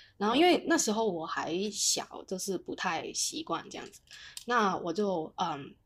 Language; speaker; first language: Chinese; non-native, local second language; Cantonese